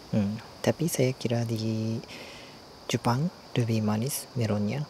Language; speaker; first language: Indonesian; non-native, fluent; Japanese